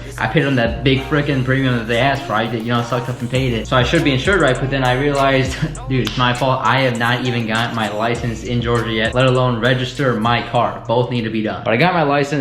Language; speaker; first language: English; native; English